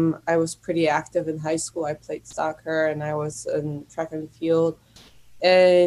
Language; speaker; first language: English; non-native, fluent; Polish